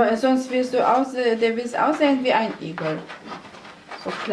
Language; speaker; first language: German; non-native, fluent; Russian